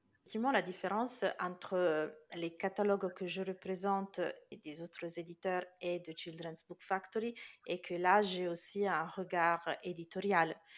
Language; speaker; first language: French; non-native, fluent; Italian